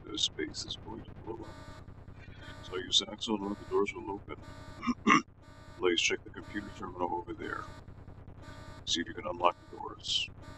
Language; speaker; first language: English; native; English